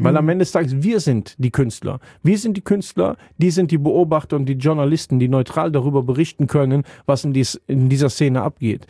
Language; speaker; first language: German; native; German